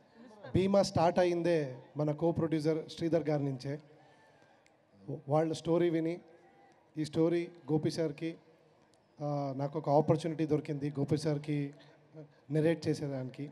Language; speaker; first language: Telugu; non-native, learner; Kannada